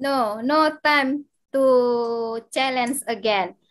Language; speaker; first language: English; non-native, learner; Indonesian